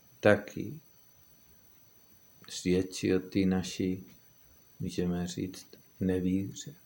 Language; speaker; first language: Czech; non-native, fluent; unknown